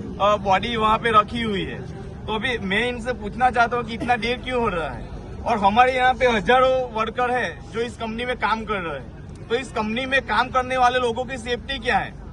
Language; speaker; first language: Hindi; non-native, local second language; Gujarati